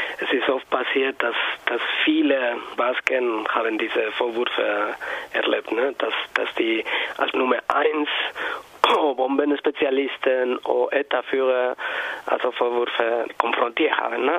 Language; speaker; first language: German; non-native, learner; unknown